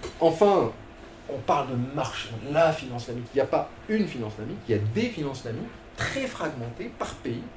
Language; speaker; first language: French; non-native, local second language; Arabic